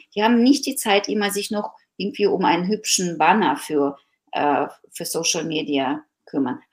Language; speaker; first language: German; non-native, fluent; Ukrainian